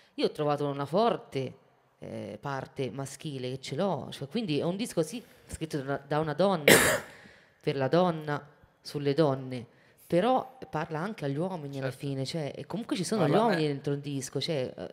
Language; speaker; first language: Italian; native; Italian